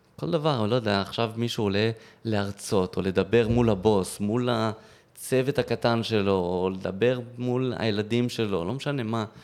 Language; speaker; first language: Hebrew; native; Hebrew